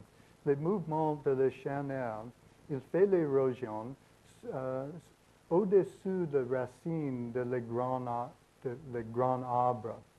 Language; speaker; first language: French; non-native, learner; English